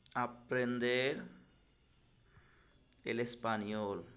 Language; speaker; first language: Spanish; non-native, learner; Hindi